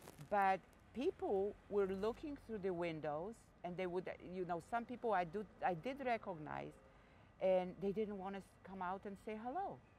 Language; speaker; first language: English; non-native, fluent; Polish